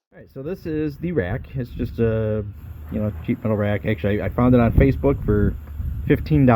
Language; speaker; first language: English; native; English